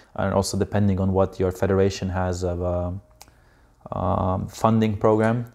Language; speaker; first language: English; non-native, fluent; Slovenian